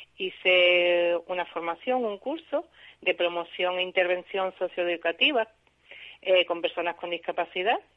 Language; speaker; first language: Spanish; native; Spanish